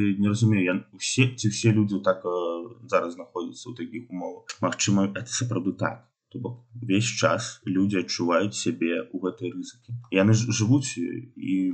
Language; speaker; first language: Belarusian; non-native, local second language; Russian